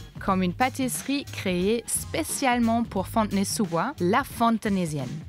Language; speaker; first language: French; non-native, fluent; German